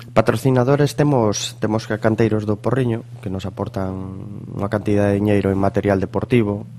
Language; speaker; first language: Galician; native; Galician